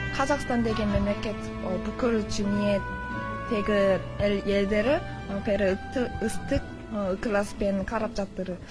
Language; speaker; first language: Kazakh; non-native, learner; Korean